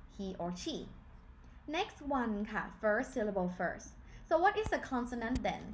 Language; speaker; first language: English; non-native, fluent; Thai